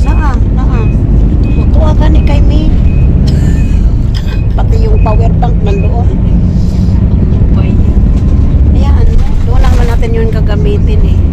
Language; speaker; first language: Filipino; non-native, local second language; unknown